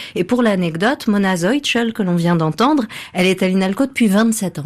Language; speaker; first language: French; native; French